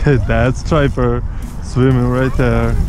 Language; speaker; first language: English; non-native, learner; Ukrainian